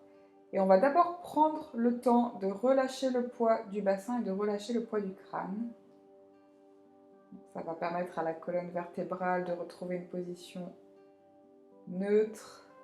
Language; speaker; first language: French; native; French